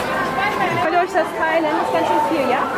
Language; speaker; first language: German; native; German